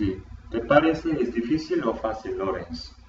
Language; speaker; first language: Spanish; non-native, fluent; Korean